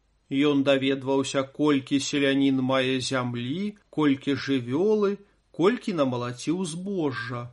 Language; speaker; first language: Belarusian; native; Belarusian